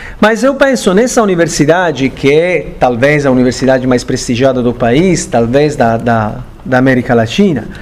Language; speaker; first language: Portuguese; non-native, fluent; Italian